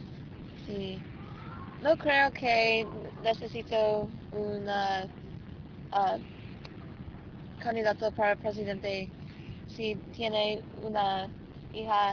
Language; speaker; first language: Spanish; non-native, learner; English